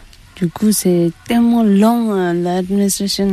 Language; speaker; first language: French; non-native, learner; Tibetan